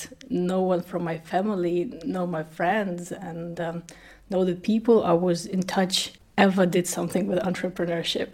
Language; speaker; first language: English; non-native, fluent; Russian